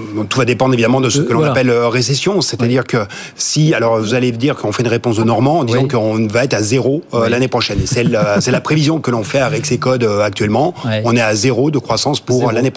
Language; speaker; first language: French; native; French